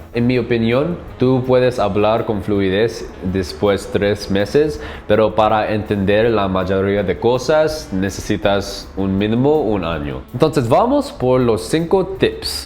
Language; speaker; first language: Spanish; non-native, learner; English